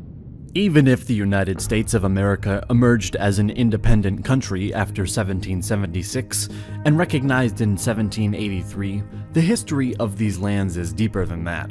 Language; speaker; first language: English; non-native, fluent; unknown